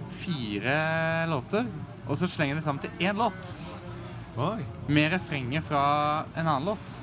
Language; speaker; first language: Norwegian; native; Norwegian